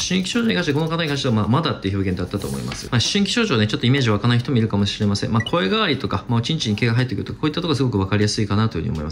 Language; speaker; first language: Japanese; native; Japanese